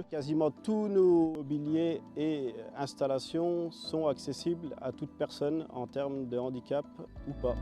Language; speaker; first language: French; native; French